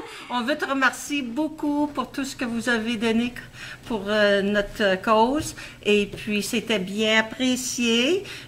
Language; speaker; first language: French; native; French